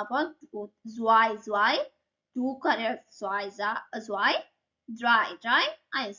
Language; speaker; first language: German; non-native, learner; Malayalam